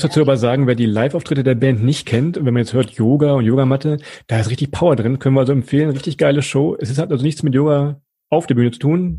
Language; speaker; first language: German; native; German